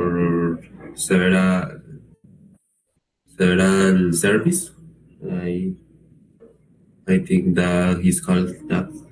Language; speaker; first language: English; non-native, learner; Spanish